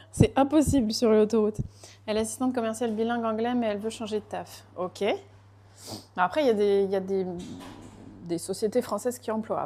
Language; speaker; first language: French; native; French